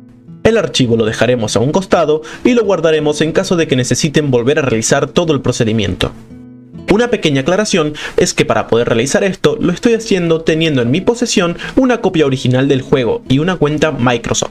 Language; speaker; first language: Spanish; native; Spanish